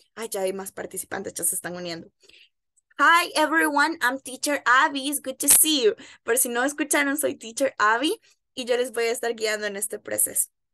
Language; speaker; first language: Spanish; native; Spanish